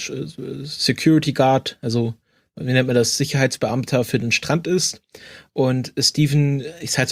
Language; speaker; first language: German; native; German